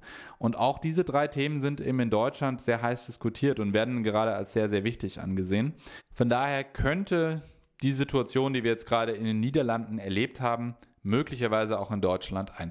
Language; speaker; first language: German; native; German